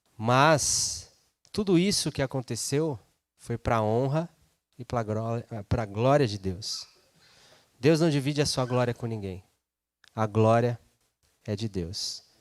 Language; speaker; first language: Portuguese; native; Portuguese